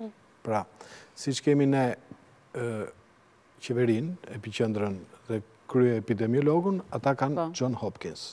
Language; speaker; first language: Albanian; native; Albanian